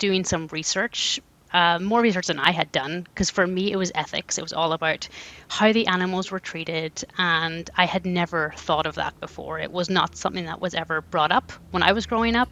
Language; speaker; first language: English; native; English